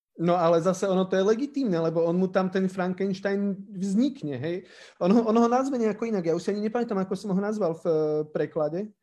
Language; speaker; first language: Slovak; native; Slovak